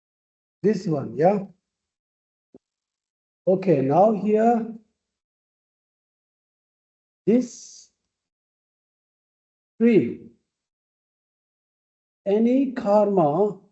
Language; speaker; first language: English; non-native, local second language; Tibetan